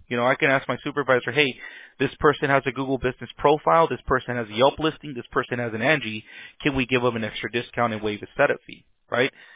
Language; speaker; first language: English; early bilingual, other home language; Spanish